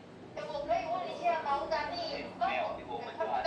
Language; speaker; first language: Chinese; native; Chinese